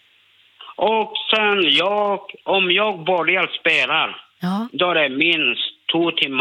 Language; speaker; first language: Swedish; non-native, learner; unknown